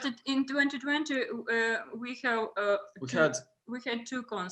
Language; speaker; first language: English; non-native, learner; Ukrainian